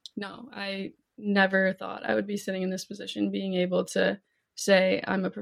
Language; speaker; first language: English; native; English